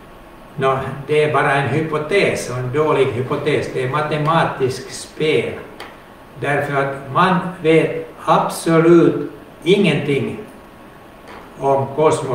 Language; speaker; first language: Swedish; non-native, local second language; Finnish